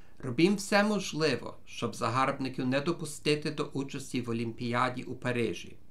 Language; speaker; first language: Ukrainian; early bilingual, heritage; Ukrainian